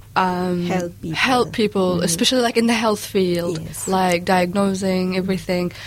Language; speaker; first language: English; early bilingual, other home language; Arabic